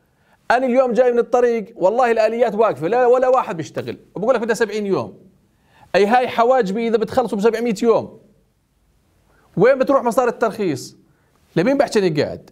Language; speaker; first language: Arabic; native; Arabic